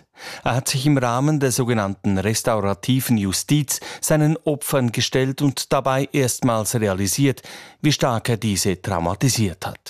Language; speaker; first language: German; native; German